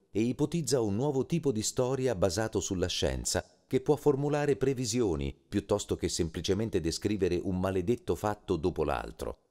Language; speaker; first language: Italian; native; Italian